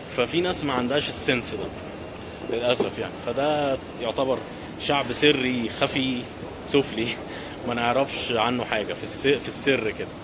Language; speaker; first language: Arabic; native; Arabic